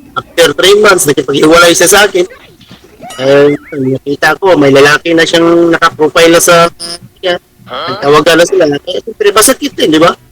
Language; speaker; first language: Filipino; native; Filipino